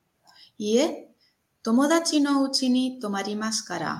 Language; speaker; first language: Japanese; non-native, learner; Spanish